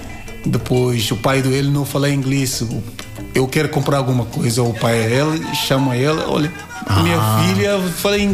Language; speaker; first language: Portuguese; non-native, learner; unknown